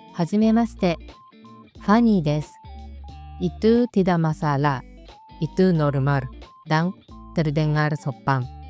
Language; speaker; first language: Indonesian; non-native, fluent; Japanese